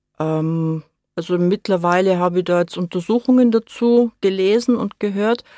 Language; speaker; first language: German; native; German